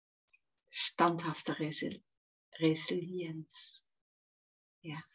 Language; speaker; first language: German; non-native, fluent; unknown